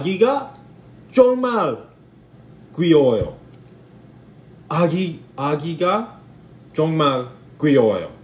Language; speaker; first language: Korean; non-native, learner; English